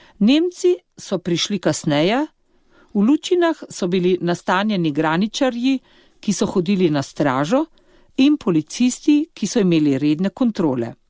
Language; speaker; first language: Slovenian; native; Slovenian